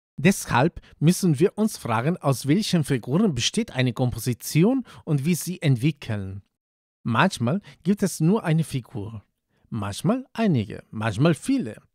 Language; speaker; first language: German; non-native, fluent; Spanish